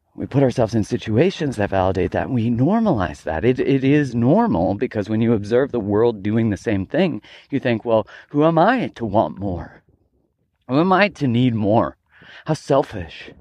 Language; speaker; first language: English; native; English